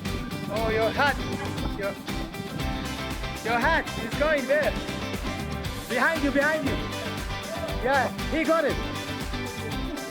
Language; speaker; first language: English; non-native, learner; Arabic